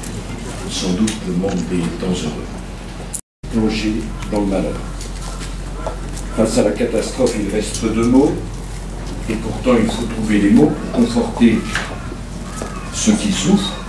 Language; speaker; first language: French; native; French